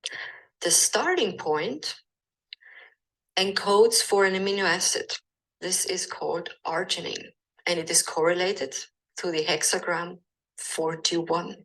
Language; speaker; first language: English; non-native, fluent; German